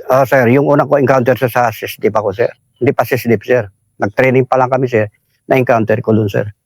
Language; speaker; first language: Filipino; non-native, local second language; Cebuano